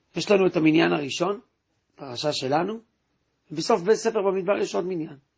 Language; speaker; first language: Hebrew; native; Hebrew